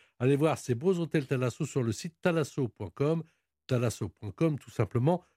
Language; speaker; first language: French; native; French